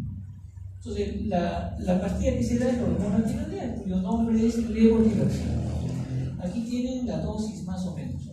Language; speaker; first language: Spanish; native; Spanish